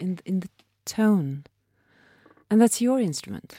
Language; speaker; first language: English; non-native, fluent; Norwegian